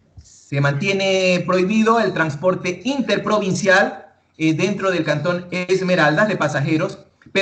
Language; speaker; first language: Spanish; native; Spanish